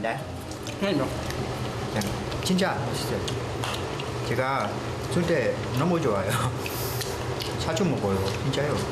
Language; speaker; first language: Korean; non-native, learner; Khmer